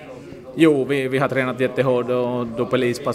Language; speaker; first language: Swedish; non-native, fluent; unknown